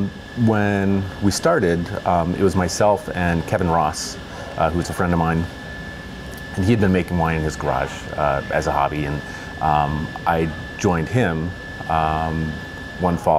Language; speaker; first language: English; native; English